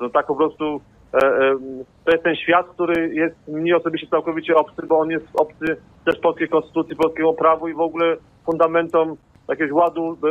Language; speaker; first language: Polish; native; Polish